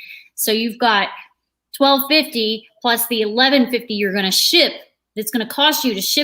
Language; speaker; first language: English; native; English